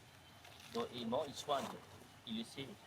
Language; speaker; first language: French; non-native, learner; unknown